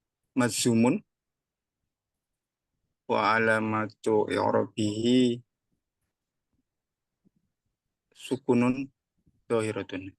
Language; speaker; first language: Arabic; non-native, learner; Indonesian